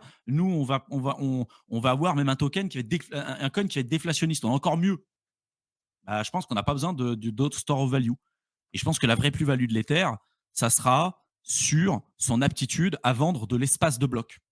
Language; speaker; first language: French; native; French